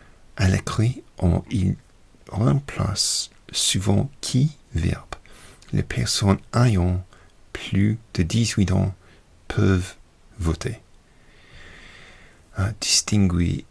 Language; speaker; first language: French; non-native, learner; English